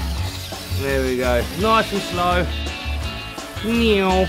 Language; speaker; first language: English; native; English